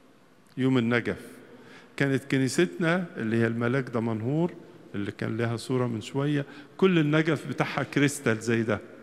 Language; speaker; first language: Arabic; native; Arabic